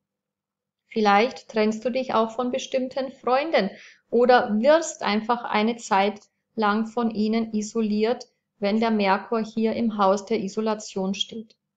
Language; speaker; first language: German; native; German